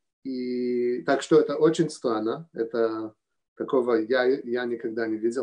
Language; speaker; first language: Russian; early bilingual, heritage; Russian